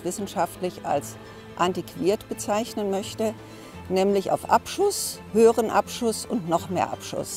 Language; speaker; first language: German; native; German